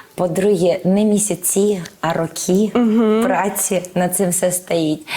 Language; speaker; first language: Ukrainian; native; Ukrainian